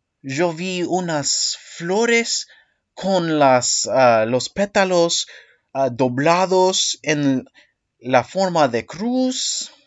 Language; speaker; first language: Spanish; non-native, learner; English